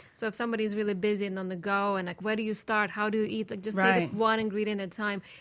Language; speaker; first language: English; non-native, fluent; Russian